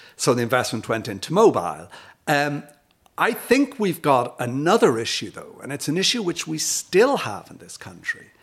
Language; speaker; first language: English; native; English